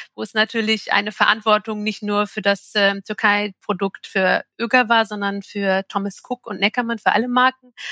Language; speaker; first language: German; early bilingual, other home language; Turkish